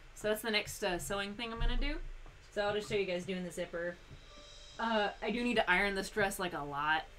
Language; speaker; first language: English; native; English